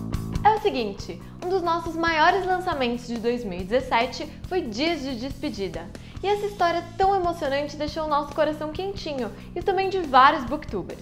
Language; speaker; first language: Portuguese; native; Portuguese